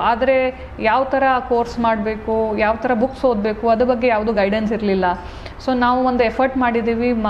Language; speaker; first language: Kannada; non-native, fluent; Hindi